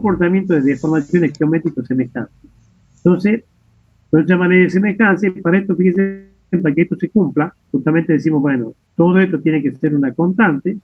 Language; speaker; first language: Spanish; native; Spanish